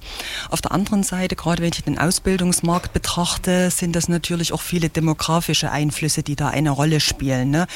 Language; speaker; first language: German; native; German